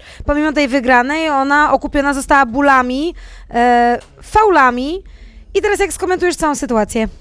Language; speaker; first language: Polish; native; Polish